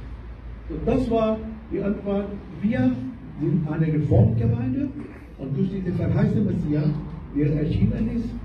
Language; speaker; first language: German; non-native, fluent; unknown